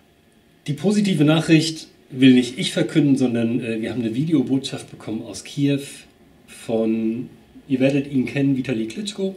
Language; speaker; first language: German; native; German